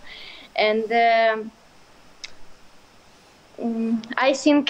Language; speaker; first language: English; non-native, learner; Ukrainian